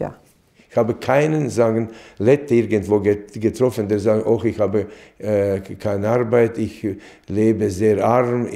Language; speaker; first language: German; non-native, fluent; Latvian